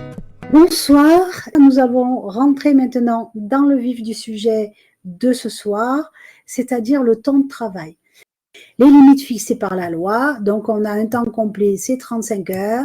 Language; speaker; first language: French; native; French